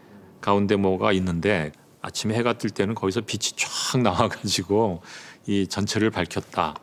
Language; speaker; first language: Korean; native; Korean